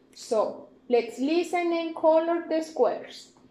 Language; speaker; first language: English; non-native, fluent; Spanish